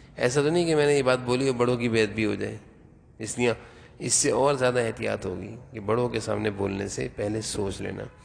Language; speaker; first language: Urdu; native; Urdu